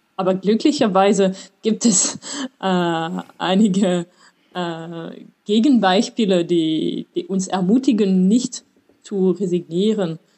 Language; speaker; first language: German; non-native, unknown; French